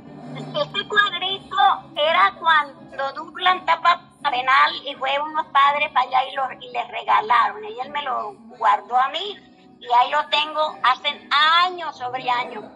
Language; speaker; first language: Spanish; native; Spanish